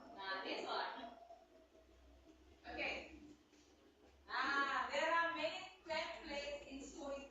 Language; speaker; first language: English; non-native, learner; Indonesian